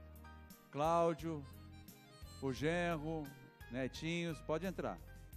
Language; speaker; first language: Portuguese; native; Portuguese